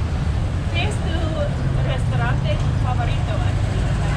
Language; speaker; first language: Spanish; non-native, learner; English